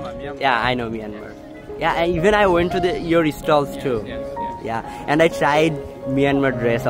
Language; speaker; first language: English; non-native, fluent; Bangla